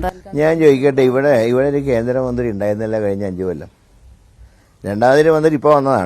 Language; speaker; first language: Malayalam; native; Malayalam